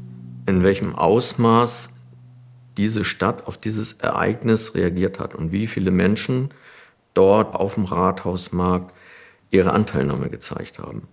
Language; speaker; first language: German; native; German